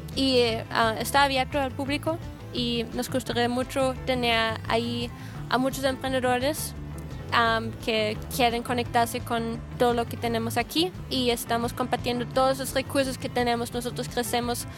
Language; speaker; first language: Spanish; non-native, fluent; German